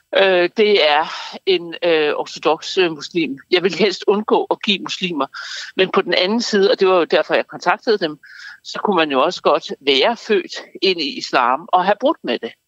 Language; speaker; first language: Danish; native; Danish